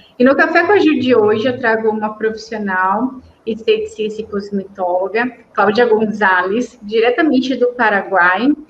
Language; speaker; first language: Portuguese; native; Portuguese